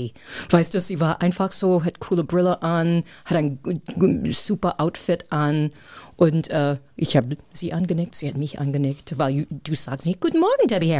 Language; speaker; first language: German; non-native, fluent; English